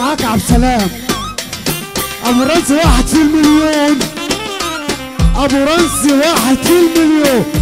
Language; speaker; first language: Arabic; native; Arabic